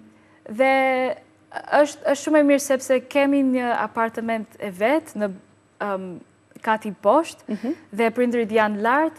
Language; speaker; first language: Albanian; non-native, learner; English